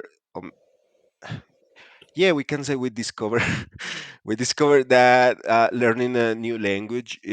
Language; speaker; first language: English; non-native, fluent; Spanish